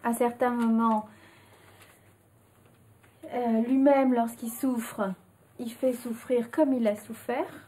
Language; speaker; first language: French; native; French